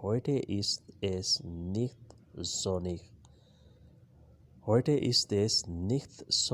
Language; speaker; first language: German; non-native, learner; Urdu